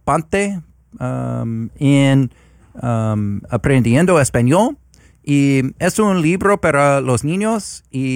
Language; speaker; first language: Spanish; non-native, learner; English